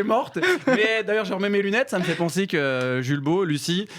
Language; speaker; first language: French; native; French